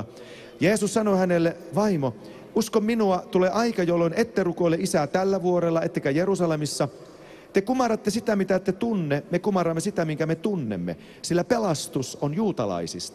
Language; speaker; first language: Finnish; native; Finnish